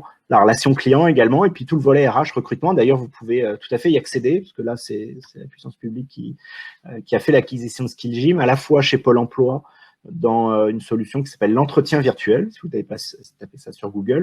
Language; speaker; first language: French; native; French